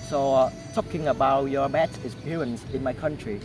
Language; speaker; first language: English; non-native, learner; Vietnamese